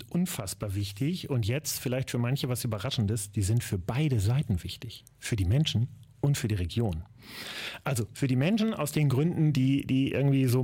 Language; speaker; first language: German; native; German